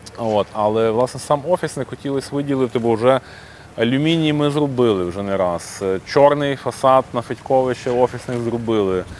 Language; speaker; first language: Ukrainian; native; Ukrainian